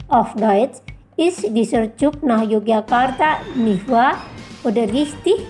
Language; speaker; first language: German; non-native, fluent; Indonesian